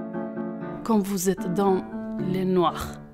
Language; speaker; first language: French; non-native, learner; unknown